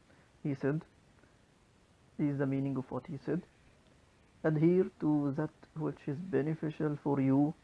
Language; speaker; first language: English; non-native, local second language; Arabic